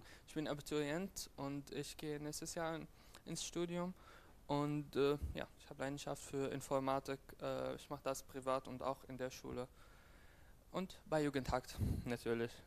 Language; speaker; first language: German; non-native, fluent; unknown